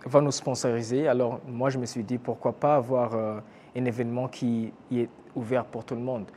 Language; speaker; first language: French; non-native, local second language; Kinyarwanda